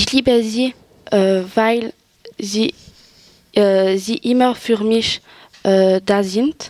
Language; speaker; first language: German; non-native, local second language; French